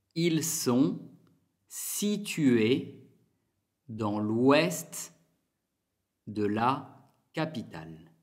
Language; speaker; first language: French; native; French